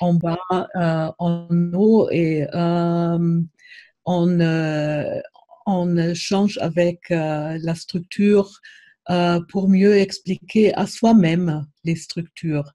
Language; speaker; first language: French; non-native, fluent; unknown